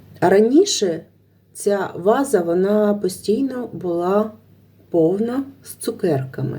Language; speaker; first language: Ukrainian; native; Ukrainian